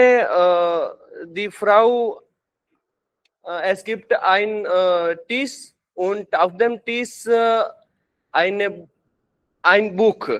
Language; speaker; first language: German; non-native, learner; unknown